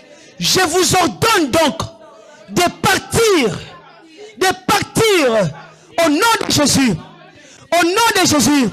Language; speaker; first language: French; non-native, local second language; Lingala